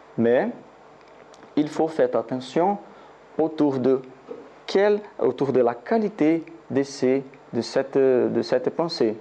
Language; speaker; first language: French; non-native, learner; Portuguese